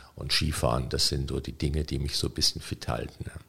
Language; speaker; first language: German; native; German